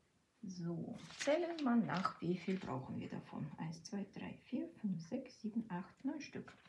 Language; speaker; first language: German; non-native, fluent; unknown